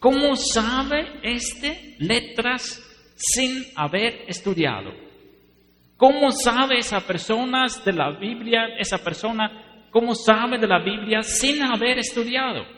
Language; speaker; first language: Spanish; non-native, fluent; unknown